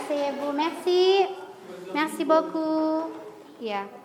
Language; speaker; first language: French; non-native, fluent; Indonesian